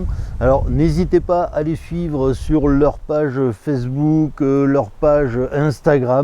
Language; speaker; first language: French; native; French